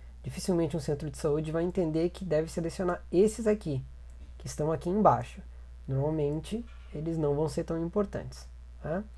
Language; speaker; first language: Portuguese; native; Portuguese